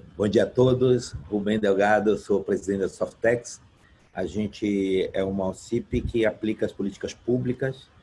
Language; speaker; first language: Portuguese; non-native, fluent; Spanish